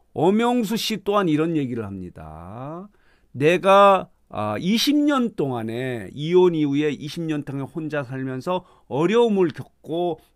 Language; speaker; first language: Korean; native; Korean